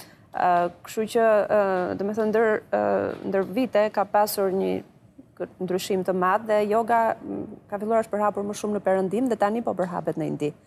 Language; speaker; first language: Albanian; native; Albanian